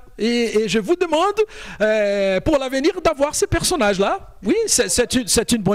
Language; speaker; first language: French; non-native, fluent; Portuguese